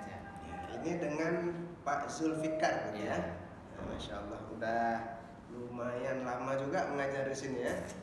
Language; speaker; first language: Indonesian; native; Indonesian